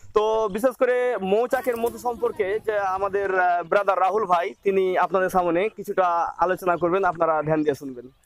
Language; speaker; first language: Bangla; native; Bangla